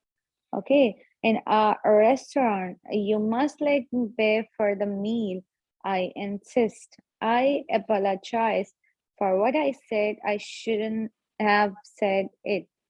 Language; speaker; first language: English; non-native, learner; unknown